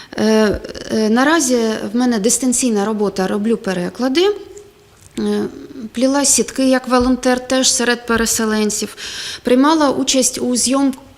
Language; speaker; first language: Ukrainian; non-native, local second language; Russian